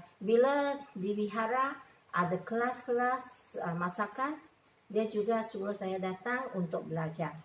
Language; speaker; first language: Malay; non-native, local second language; Chinese